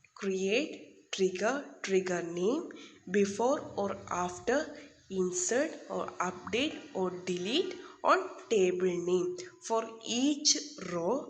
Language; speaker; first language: English; non-native, local second language; Malayalam